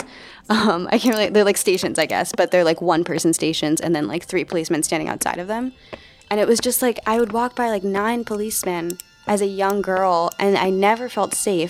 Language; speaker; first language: English; native; English